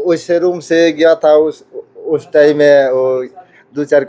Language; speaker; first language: Hindi; non-native, learner; Bangla